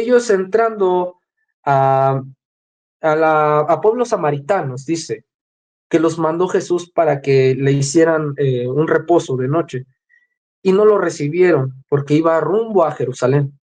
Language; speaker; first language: Spanish; native; Spanish